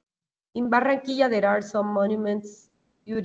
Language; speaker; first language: English; non-native, fluent; Spanish